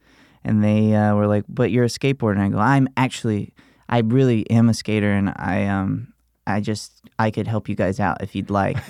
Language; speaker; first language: English; native; English